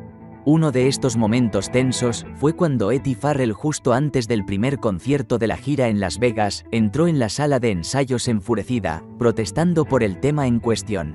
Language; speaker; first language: Spanish; native; Spanish